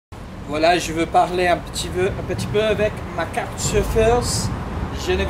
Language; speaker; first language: French; non-native, fluent; English